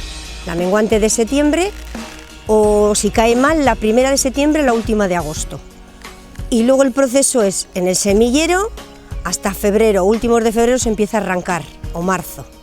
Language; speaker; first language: Spanish; native; Spanish